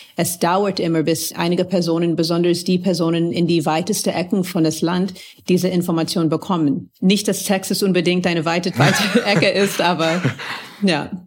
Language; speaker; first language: German; non-native, fluent; English